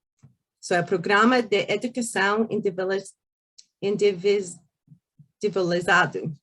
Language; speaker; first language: Portuguese; early bilingual, heritage; Portuguese